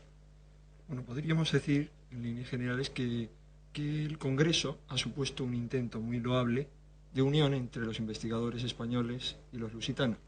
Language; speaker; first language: Spanish; native; Spanish